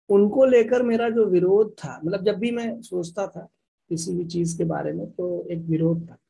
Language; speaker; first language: Hindi; native; Hindi